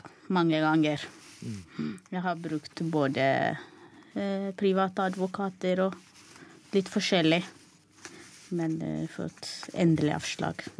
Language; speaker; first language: Norwegian; non-native, learner; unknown